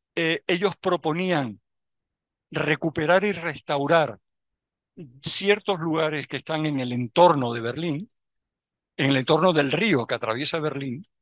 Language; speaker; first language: Spanish; native; Spanish